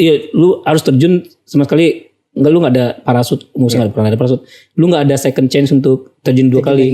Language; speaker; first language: Indonesian; native; Indonesian